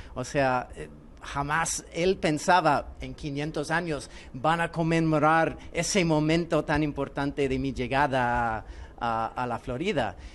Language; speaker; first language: Spanish; non-native, fluent; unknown